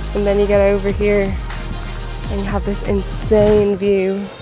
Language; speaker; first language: English; native; English